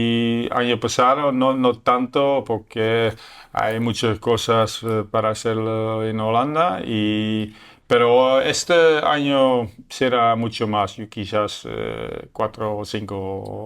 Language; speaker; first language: Spanish; non-native, learner; Dutch